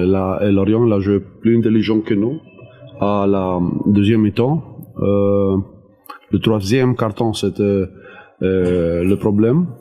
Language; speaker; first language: French; non-native, learner; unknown